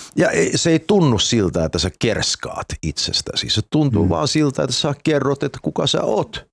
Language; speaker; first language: Finnish; early bilingual, heritage; Finnish